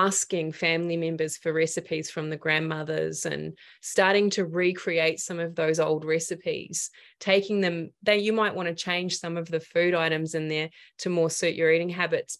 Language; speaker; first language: English; native; English